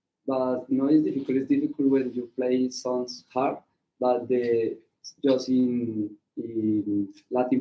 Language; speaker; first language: English; non-native, learner; Spanish